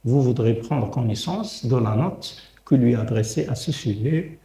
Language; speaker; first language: French; non-native, local second language; Arabic